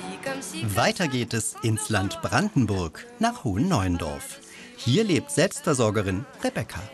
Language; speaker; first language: German; native; German